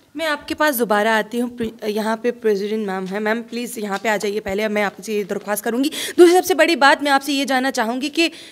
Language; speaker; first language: Hindi; native; Hindi